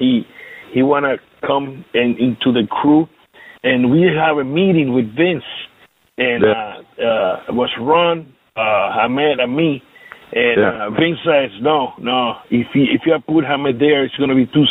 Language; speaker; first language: English; non-native, learner; Spanish